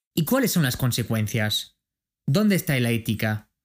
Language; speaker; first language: Spanish; non-native, fluent; French